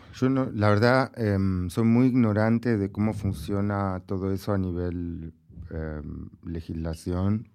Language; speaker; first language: Spanish; native; Spanish